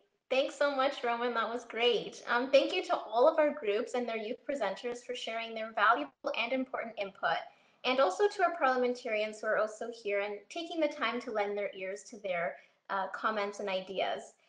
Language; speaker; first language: English; native; English